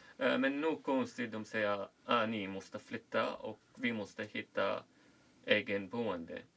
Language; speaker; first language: Swedish; non-native, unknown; Arabic